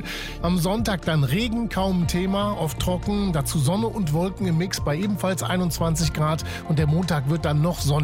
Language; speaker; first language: German; native; German